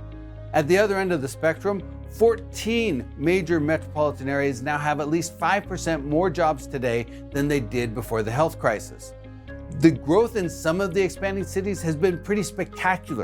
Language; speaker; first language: English; native; English